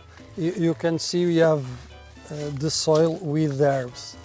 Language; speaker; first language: English; non-native, learner; Portuguese